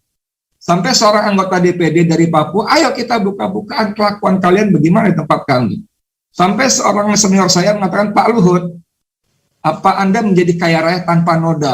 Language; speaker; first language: Indonesian; native; Indonesian